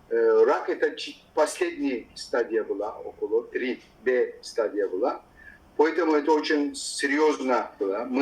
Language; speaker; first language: Russian; non-native, learner; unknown